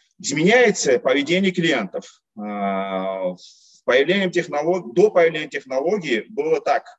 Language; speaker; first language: Russian; non-native, local second language; Uzbek